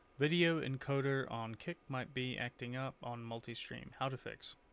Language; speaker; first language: English; native; English